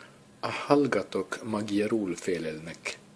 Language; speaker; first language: Hungarian; non-native, learner; English